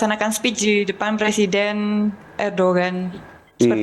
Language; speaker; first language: Indonesian; native; Indonesian